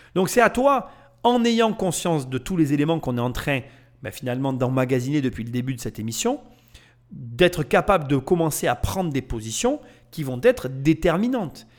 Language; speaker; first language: French; native; French